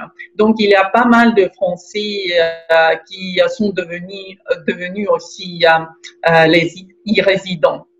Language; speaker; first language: French; non-native, fluent; Estonian